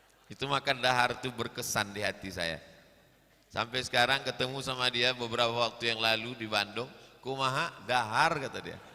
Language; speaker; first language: Indonesian; native; Indonesian